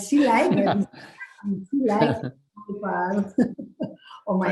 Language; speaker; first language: English; non-native, learner; Spanish